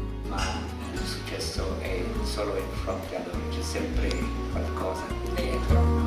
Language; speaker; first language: Italian; non-native, learner; German